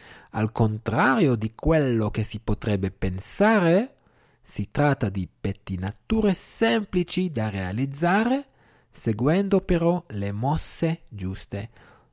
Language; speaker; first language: Italian; non-native, fluent; Hebrew